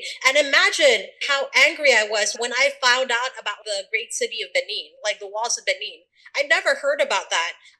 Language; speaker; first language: English; early bilingual, other home language; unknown